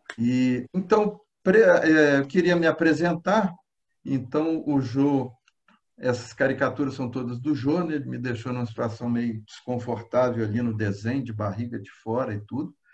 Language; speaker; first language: Portuguese; native; Portuguese